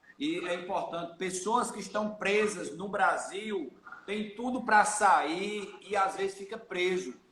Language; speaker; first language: Portuguese; native; Portuguese